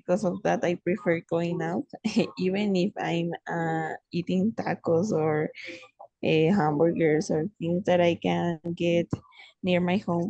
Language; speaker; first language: English; non-native, fluent; Spanish